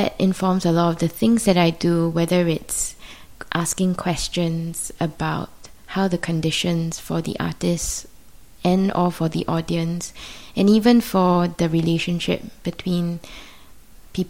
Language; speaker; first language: English; native; English